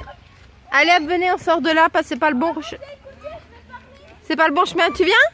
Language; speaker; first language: French; native; French